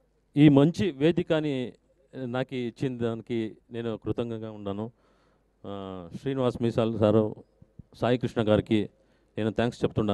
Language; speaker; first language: Telugu; non-native, learner; Kannada